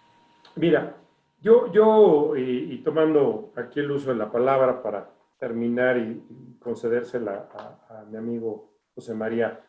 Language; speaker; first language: Spanish; native; Spanish